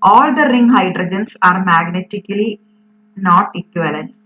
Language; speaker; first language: English; non-native, local second language; Malayalam